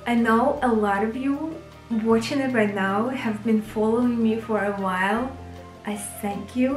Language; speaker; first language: English; non-native, fluent; Russian